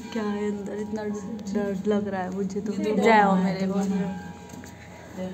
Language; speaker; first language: Hindi; native; Hindi